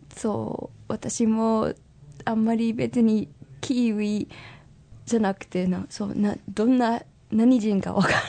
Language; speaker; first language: Japanese; non-native, fluent; English